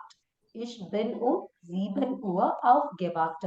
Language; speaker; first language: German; non-native, fluent; Malayalam